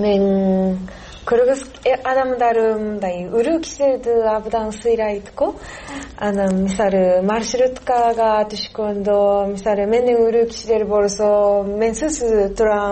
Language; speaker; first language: Kyrgyz; non-native, learner; Japanese